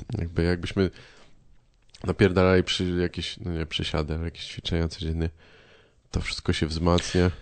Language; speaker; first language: Polish; native; Polish